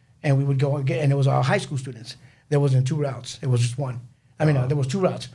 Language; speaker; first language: English; early bilingual, other home language; Spanish